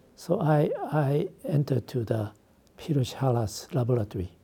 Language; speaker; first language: English; non-native, learner; Japanese